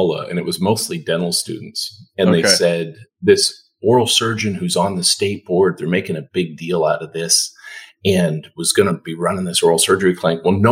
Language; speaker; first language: English; native; English